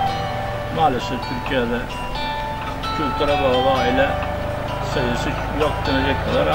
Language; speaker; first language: Turkish; native; Turkish